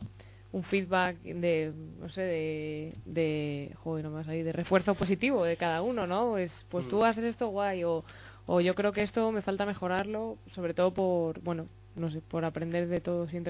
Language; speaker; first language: Spanish; native; Spanish